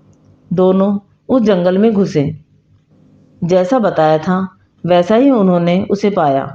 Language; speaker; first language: Hindi; native; Hindi